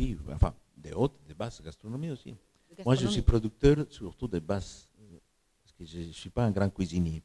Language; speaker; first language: French; non-native, fluent; Spanish